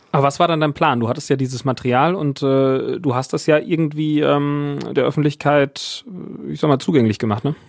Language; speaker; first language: German; native; German